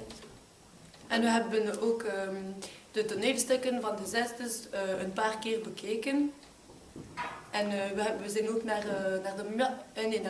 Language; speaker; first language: Dutch; non-native, local second language; French